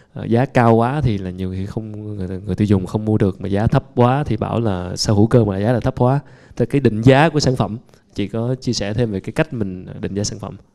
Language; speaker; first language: Vietnamese; native; Vietnamese